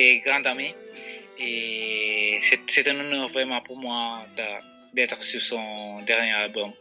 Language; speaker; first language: French; non-native, fluent; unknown